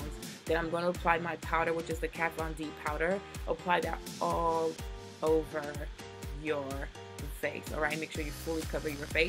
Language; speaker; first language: English; native; English